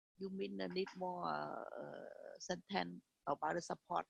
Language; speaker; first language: English; non-native, learner; Vietnamese